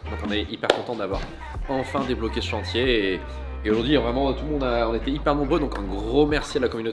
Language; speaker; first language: French; native; French